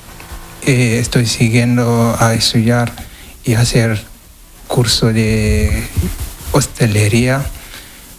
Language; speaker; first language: Spanish; non-native, learner; Wolof